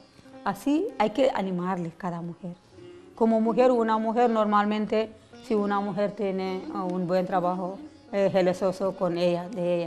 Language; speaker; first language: Spanish; non-native, learner; Telugu